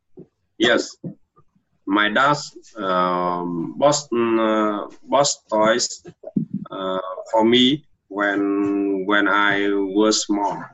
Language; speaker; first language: English; non-native, learner; Vietnamese